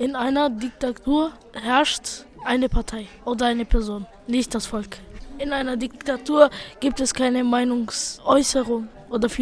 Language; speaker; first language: German; non-native, local second language; Serbian